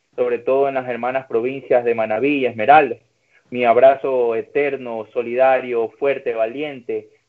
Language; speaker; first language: Spanish; native; Spanish